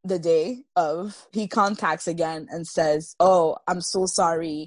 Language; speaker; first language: English; non-native, fluent; French